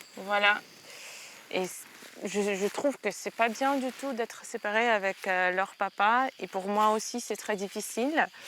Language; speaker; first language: French; non-native, fluent; Ukrainian